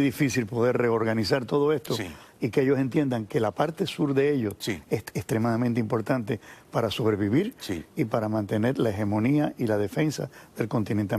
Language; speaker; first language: Spanish; native; Spanish